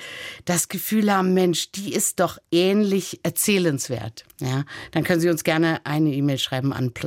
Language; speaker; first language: German; native; German